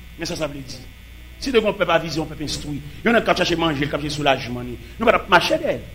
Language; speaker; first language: French; non-native, local second language; Haitian Creole